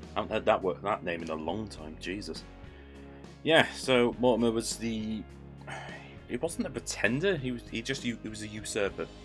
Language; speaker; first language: English; native; English